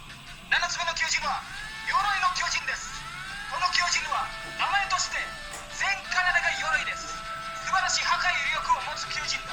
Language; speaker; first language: Japanese; non-native, learner; Indonesian